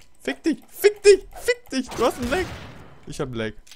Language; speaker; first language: German; native; German